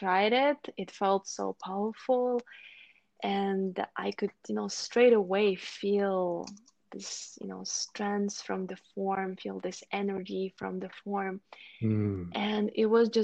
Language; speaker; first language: English; non-native, fluent; Russian